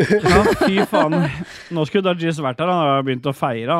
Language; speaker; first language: Norwegian; native; Norwegian